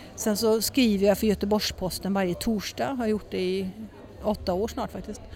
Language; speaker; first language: Swedish; early bilingual, heritage; Swedish